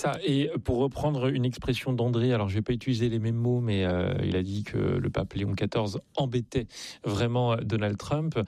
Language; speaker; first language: French; native; French